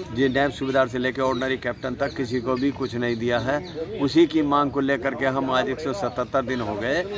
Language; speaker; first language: Hindi; native; Hindi